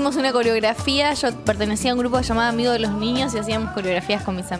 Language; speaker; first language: Spanish; native; Spanish